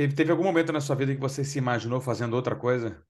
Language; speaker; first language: Portuguese; native; Portuguese